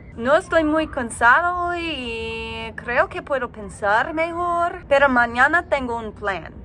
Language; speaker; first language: Spanish; non-native, learner; English